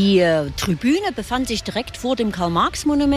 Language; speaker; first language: German; native; German